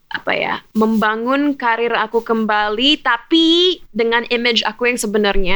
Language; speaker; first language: Indonesian; early bilingual, other home language; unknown